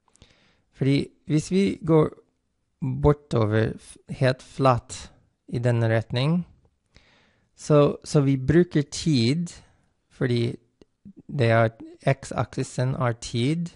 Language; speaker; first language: Norwegian; non-native, fluent; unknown